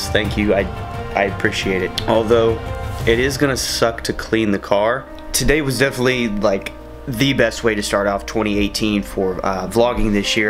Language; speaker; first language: English; native; English